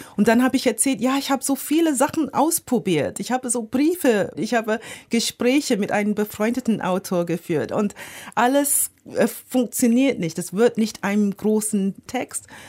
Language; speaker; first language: German; non-native, fluent; English